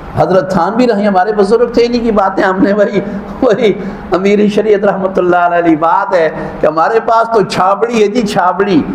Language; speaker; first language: Urdu; non-native, local second language; Punjabi